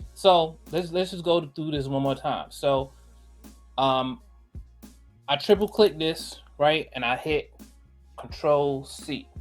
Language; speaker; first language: English; native; English